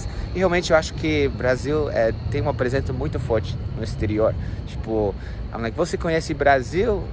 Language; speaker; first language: Portuguese; non-native, fluent; English